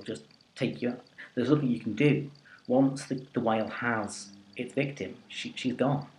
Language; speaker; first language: English; native; English